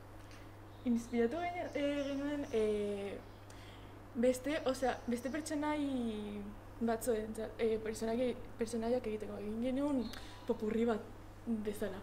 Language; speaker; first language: Basque; non-native, local second language; Spanish